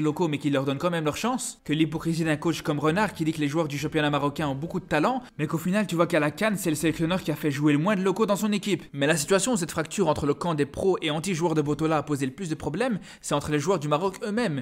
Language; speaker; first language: French; native; French